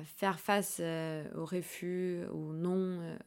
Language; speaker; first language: French; non-native, fluent; Portuguese